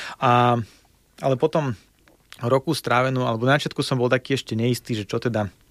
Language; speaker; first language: Slovak; early bilingual, other home language; Russian